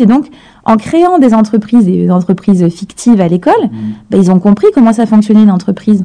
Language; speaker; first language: French; native; French